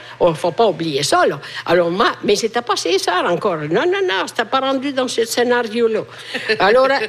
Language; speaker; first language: French; non-native, fluent; Italian